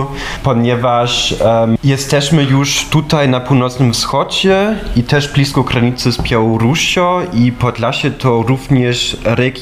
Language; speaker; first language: Polish; non-native, fluent; German